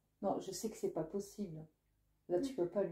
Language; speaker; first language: French; native; French